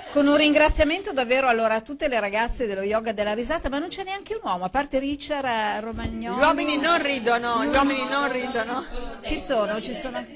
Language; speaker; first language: Italian; native; Italian